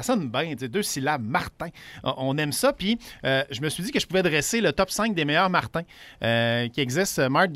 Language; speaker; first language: French; native; French